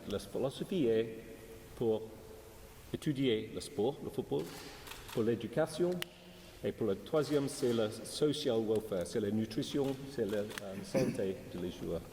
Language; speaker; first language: French; non-native, learner; English